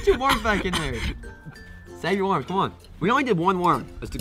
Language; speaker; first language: English; native; English